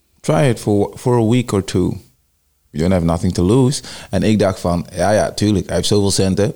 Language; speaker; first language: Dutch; early bilingual, other home language; Sranan Tongo